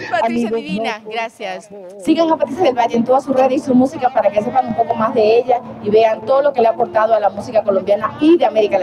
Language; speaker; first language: Spanish; native; Spanish